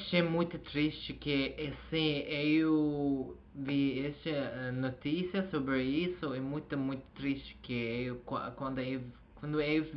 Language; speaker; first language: Portuguese; non-native, learner; Azerbaijani